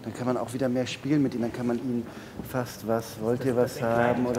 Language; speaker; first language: German; native; German